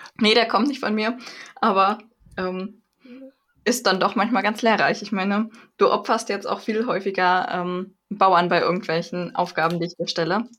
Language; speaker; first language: German; native; German